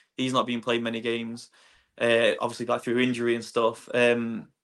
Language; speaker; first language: English; native; English